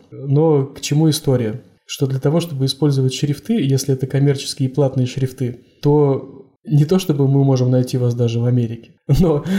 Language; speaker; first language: Russian; native; Russian